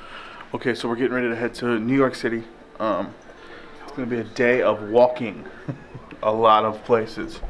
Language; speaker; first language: English; native; English